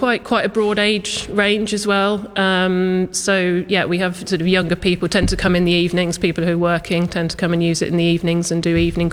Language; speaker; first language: English; native; English